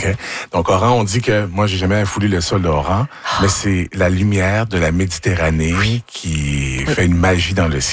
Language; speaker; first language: French; native; French